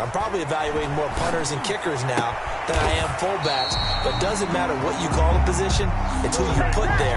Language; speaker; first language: English; native; English